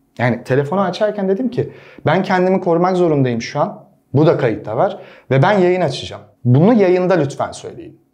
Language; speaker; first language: Turkish; native; Turkish